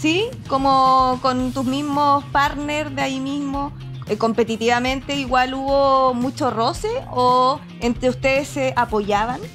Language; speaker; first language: Spanish; native; Spanish